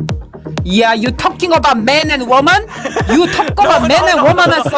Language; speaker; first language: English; non-native, learner; Korean